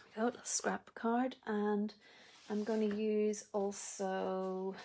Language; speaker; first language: English; native; English